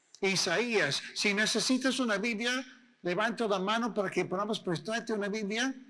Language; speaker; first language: Spanish; native; Spanish